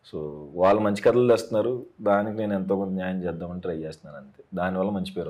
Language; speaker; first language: Telugu; native; Telugu